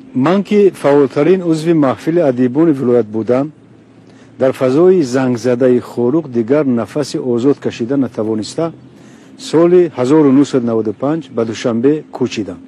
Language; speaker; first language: Tajik; non-native, local second language; Shughni